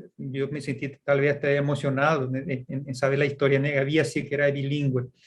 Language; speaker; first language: Spanish; early bilingual, heritage; Portuguese